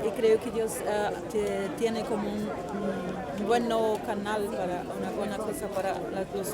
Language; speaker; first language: Spanish; non-native, learner; Portuguese